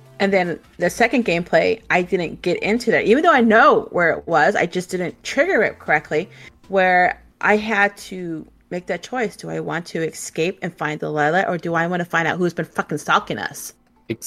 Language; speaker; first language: English; native; English